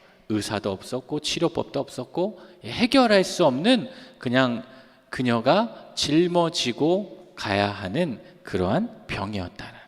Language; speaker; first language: Korean; native; Korean